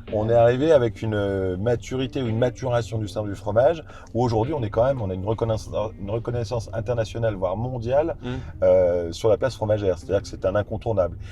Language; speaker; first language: French; native; French